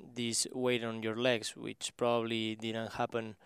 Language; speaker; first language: English; non-native, fluent; Spanish